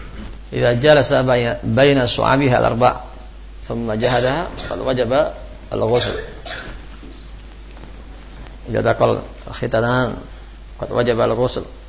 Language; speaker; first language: Arabic; non-native, fluent; Indonesian